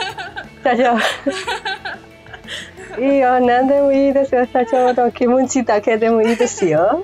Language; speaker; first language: Japanese; non-native, fluent; Burmese